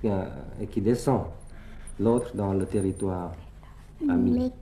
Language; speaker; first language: French; early bilingual, other home language; Thai